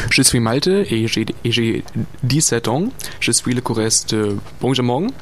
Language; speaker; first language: French; non-native, learner; German